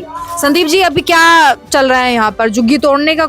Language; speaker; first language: Hindi; native; Hindi